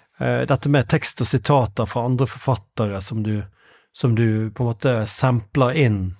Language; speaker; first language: Norwegian; native; Norwegian